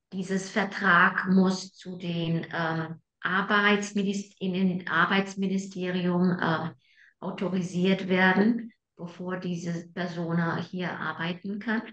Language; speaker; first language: German; non-native, fluent; Spanish